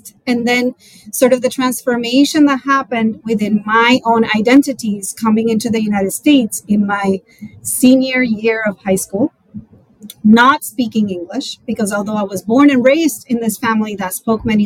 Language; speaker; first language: English; non-native, fluent; Spanish